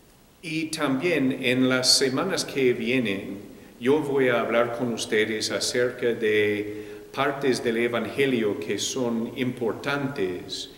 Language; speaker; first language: Spanish; non-native, fluent; English